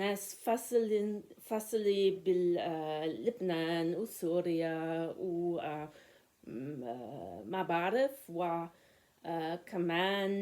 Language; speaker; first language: Arabic; non-native, learner; German